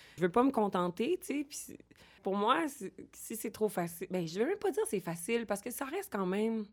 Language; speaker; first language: French; native; French